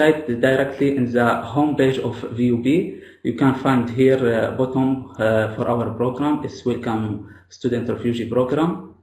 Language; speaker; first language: English; non-native, fluent; Arabic